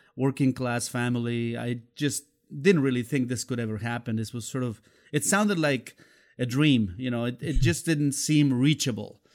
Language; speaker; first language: English; non-native, fluent; Spanish